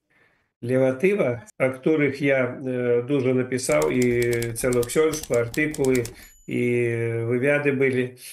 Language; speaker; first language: Polish; non-native, learner; Ukrainian